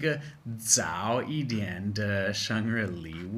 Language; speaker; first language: Chinese; non-native, fluent; English